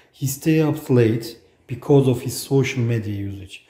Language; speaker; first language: English; non-native, fluent; Turkish